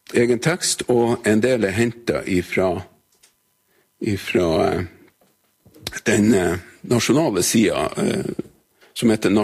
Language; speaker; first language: Norwegian; native; Norwegian